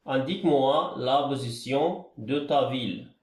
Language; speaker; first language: French; non-native, fluent; Arabic